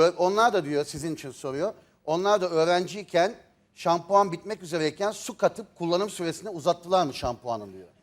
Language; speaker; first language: Turkish; native; Turkish